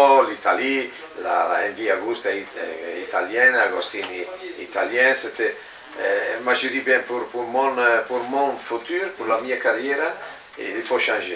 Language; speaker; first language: French; non-native, fluent; Italian